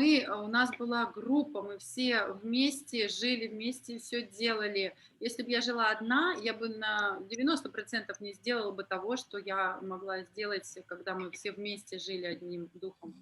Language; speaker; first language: Russian; native; Russian